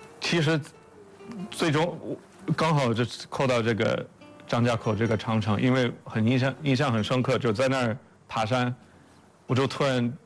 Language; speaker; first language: Chinese; non-native, fluent; English